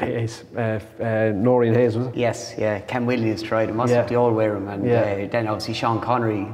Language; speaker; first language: English; native; English